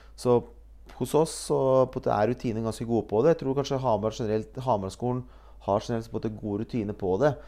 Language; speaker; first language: Norwegian; early bilingual, other home language; Bosnian